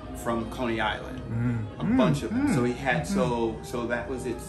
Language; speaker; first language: English; native; English